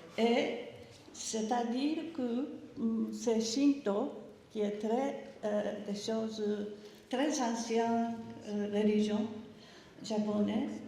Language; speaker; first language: French; non-native, learner; Japanese